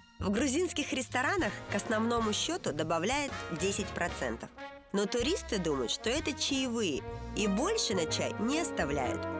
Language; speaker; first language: Russian; native; Russian